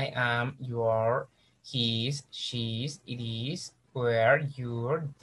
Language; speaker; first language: English; non-native, fluent; Spanish